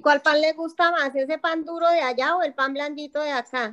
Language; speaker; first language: Spanish; native; Spanish